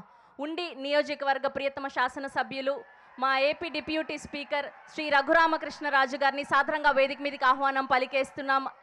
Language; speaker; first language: Telugu; native; Telugu